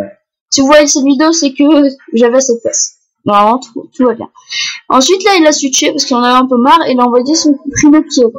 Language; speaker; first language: French; native; French